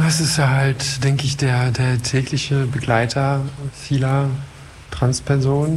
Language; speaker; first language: German; non-native, fluent; French